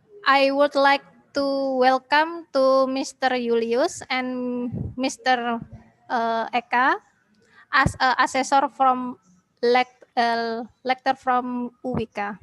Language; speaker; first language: English; non-native, learner; Indonesian